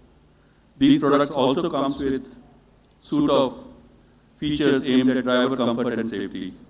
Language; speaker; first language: English; non-native, local second language; Hindi